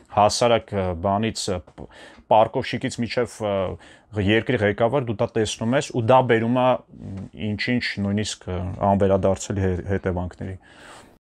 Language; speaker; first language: Armenian; native; Armenian